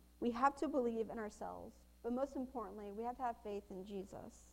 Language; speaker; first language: English; native; English